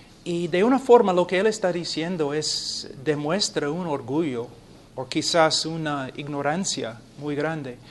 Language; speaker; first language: Spanish; non-native, fluent; English